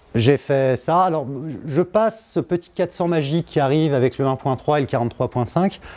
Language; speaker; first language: French; native; French